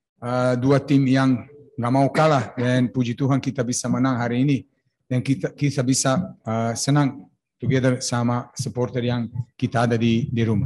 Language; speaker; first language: Indonesian; non-native, fluent; Serbian